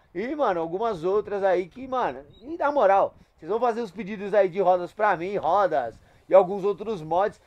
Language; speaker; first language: Portuguese; native; Portuguese